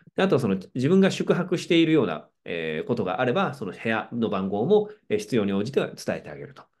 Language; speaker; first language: Japanese; native; Japanese